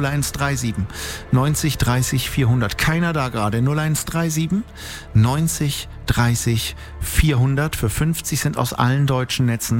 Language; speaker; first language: German; native; German